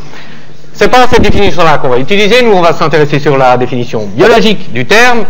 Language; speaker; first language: French; native; French